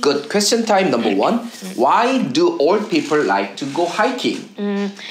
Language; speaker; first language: English; non-native, fluent; Korean